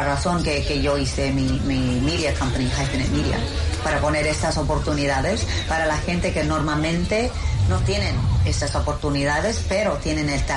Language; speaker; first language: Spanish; non-native, learner; English